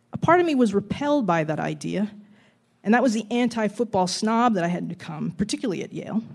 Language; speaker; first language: English; native; English